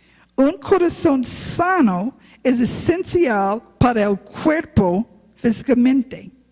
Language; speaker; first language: Spanish; non-native, learner; English